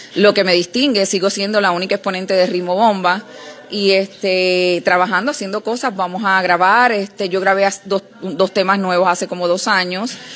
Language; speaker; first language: Spanish; native; Spanish